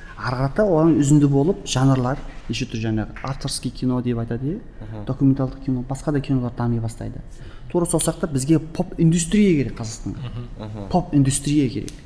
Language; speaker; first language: Kazakh; early bilingual, heritage; Kazakh